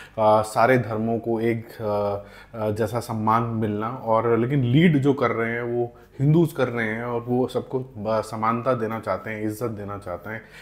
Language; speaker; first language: Hindi; non-native, local second language; Punjabi